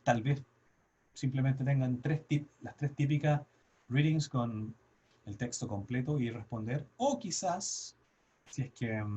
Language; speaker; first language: Spanish; native; Spanish